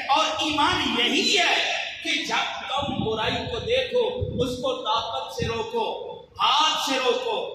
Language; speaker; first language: Urdu; non-native, local second language; Punjabi